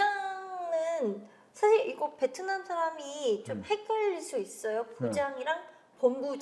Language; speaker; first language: Korean; non-native, fluent; Vietnamese